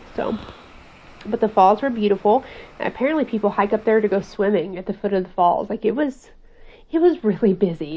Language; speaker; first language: English; native; English